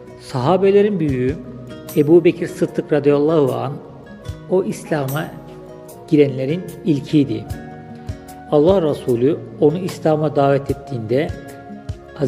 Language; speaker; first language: Turkish; native; Turkish